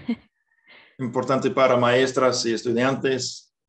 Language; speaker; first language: Spanish; non-native, fluent; English